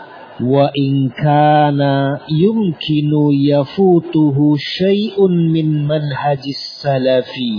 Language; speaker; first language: Arabic; non-native, fluent; Indonesian